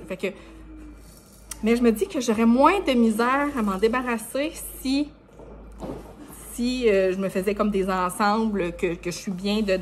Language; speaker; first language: French; native; French